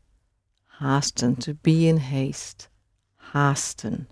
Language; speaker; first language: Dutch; non-native, fluent; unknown